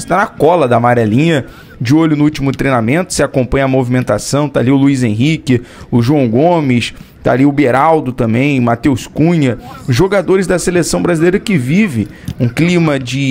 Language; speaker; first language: Portuguese; native; Portuguese